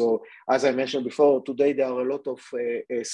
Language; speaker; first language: English; non-native, fluent; Hebrew